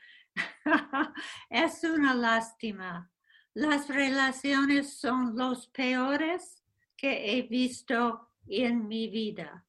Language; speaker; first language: Spanish; non-native, fluent; English